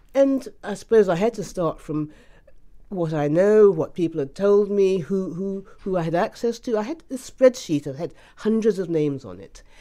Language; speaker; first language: English; native; English